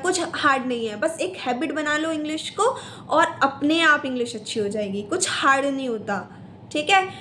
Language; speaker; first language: Hindi; native; Hindi